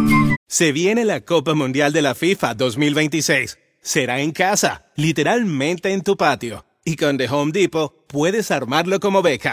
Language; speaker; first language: Spanish; native; Spanish